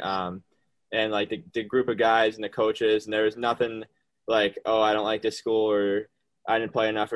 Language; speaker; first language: English; native; English